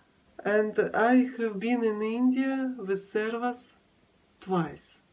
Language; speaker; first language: English; non-native, learner; Russian